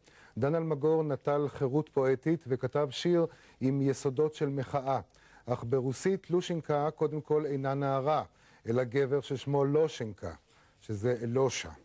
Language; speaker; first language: Hebrew; native; Hebrew